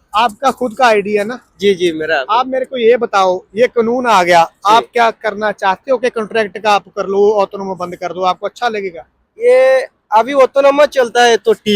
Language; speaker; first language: Hindi; non-native, local second language; Punjabi